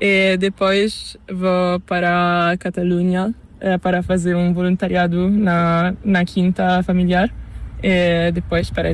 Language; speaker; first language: Spanish; non-native, learner; Portuguese